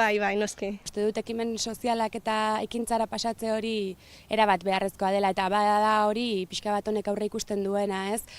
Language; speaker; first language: Basque; early bilingual, other home language; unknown